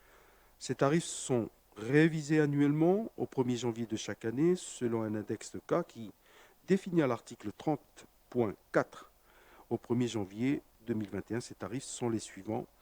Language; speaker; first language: French; native; French